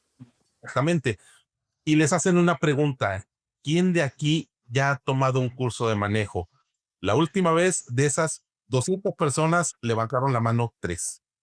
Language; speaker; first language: Spanish; native; Spanish